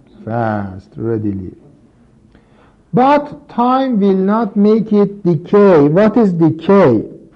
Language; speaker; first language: English; non-native, fluent; Persian